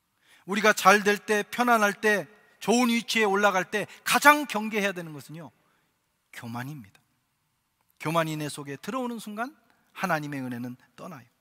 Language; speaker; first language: Korean; native; Korean